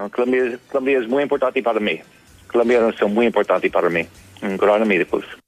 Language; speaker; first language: Spanish; non-native, learner; English